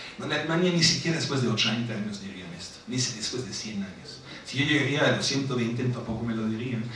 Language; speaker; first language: Spanish; non-native, fluent; German